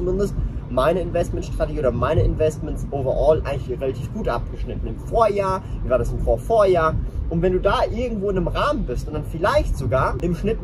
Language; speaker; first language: German; native; German